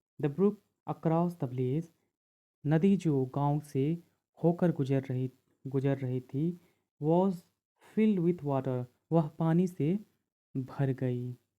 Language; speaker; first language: Hindi; native; Hindi